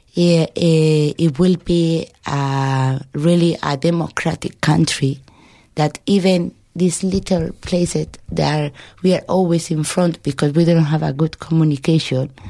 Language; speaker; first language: English; non-native, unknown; Spanish